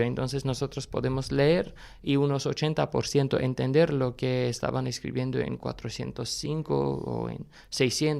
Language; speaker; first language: Spanish; non-native, fluent; Armenian